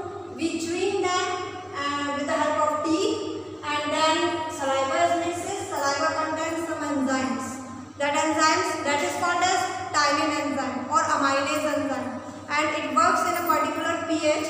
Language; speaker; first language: English; non-native, local second language; Hindi